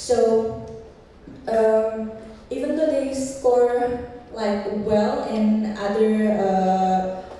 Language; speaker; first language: English; non-native, fluent; Indonesian